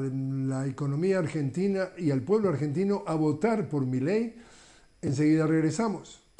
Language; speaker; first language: Spanish; native; Spanish